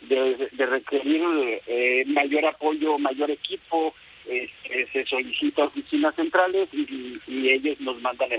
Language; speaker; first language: Spanish; native; Spanish